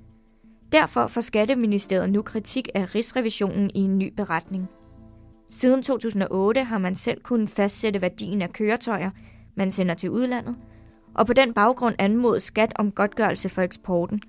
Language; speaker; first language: Danish; native; Danish